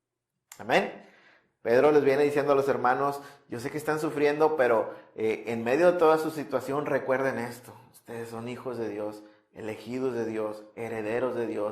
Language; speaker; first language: Spanish; native; Spanish